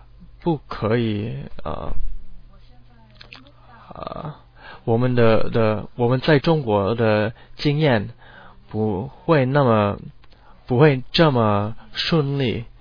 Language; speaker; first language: Chinese; non-native, learner; English